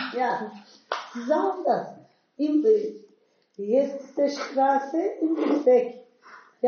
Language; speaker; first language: German; non-native, learner; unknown